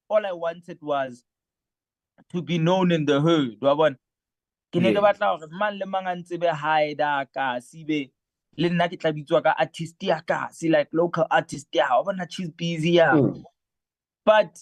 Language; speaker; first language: English; non-native, local second language; Southern Sotho